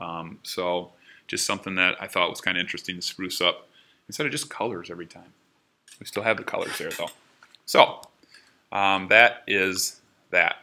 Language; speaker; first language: English; native; English